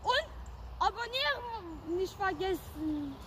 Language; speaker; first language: German; early bilingual, other home language; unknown